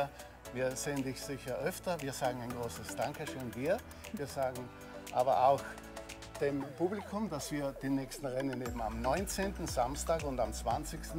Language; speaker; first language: German; native; German